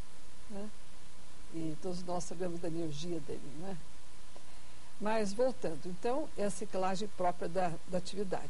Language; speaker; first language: Portuguese; native; Portuguese